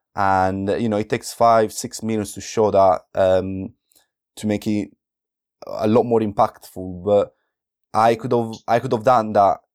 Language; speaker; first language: English; non-native, fluent; Italian